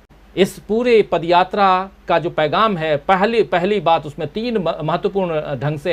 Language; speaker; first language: Hindi; native; Hindi